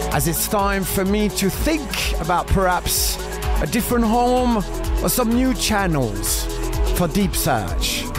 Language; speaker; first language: English; non-native, fluent; French